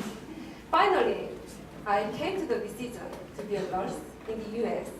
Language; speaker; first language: English; non-native, learner; Korean